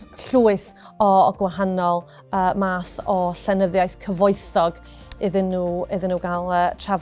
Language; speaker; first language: Welsh; non-native, local second language; English